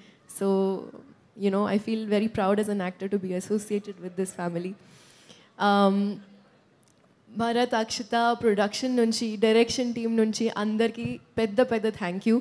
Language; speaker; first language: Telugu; non-native, local second language; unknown